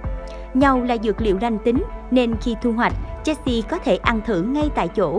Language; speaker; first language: Vietnamese; native; Vietnamese